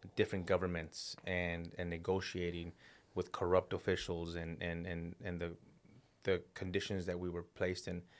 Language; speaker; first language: English; early bilingual, other home language; Spanish